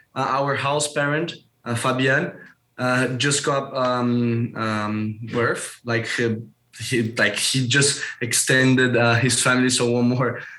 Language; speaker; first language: English; non-native, fluent; Portuguese